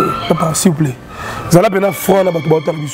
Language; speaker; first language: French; non-native, local second language; Lingala